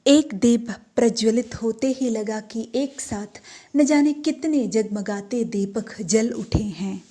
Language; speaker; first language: Hindi; non-native, local second language; Malayalam